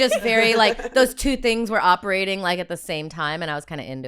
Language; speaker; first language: English; native; English